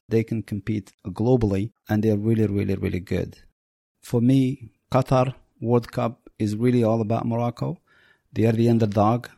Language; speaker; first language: English; non-native, fluent; Berber languages